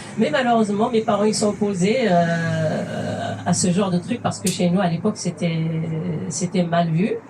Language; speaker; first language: French; non-native, fluent; Kabyle